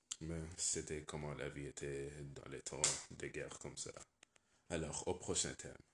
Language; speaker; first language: French; non-native, learner; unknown